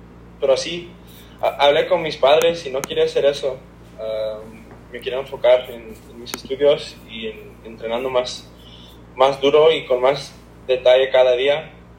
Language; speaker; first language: Spanish; early bilingual, heritage; Spanish